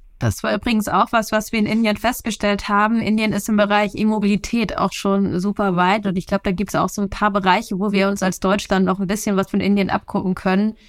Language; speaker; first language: German; native; German